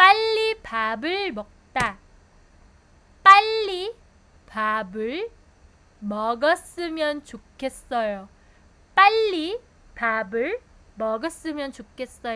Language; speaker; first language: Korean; non-native, fluent; Filipino